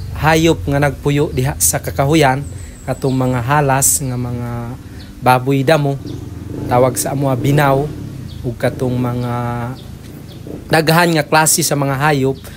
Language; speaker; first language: Cebuano; non-native, local second language; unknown